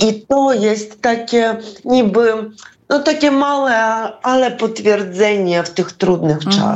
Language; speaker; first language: Polish; non-native, fluent; Ukrainian